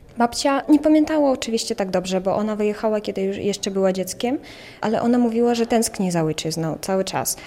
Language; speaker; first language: Polish; non-native, fluent; Russian